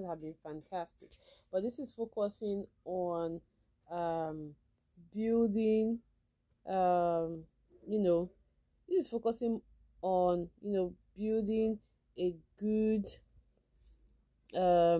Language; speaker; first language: English; non-native, local second language; Igbo